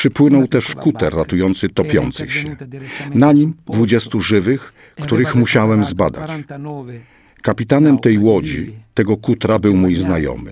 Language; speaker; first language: Polish; native; Polish